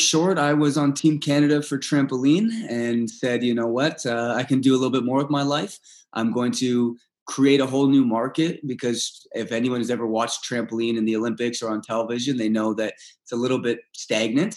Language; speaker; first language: English; early bilingual, other home language; Russian